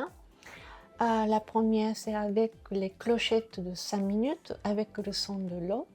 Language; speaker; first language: French; non-native, fluent; Japanese